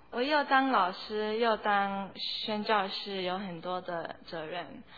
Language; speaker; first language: Chinese; early bilingual, heritage; Chinese